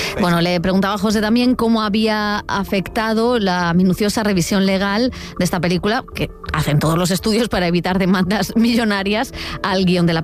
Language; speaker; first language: Spanish; native; Spanish